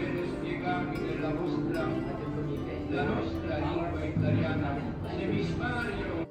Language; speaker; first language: Italian; non-native, fluent; Polish